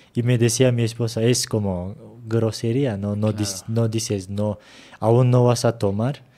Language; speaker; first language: Spanish; non-native, fluent; Turkish